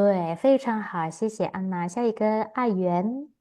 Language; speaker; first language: Chinese; non-native, fluent; Indonesian